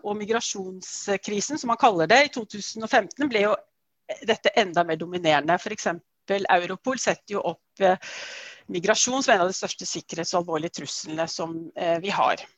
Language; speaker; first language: Norwegian; native; Norwegian